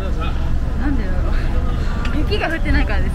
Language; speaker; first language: Japanese; native; Japanese